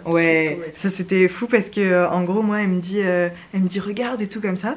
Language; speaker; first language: French; native; French